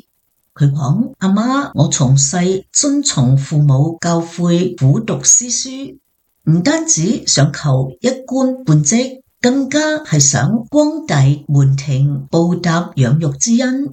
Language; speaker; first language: Chinese; native; Chinese